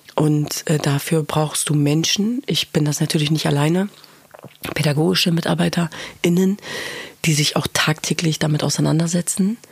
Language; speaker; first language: German; early bilingual, other home language; Kurdish